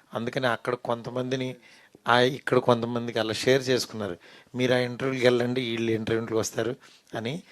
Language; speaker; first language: Telugu; native; Telugu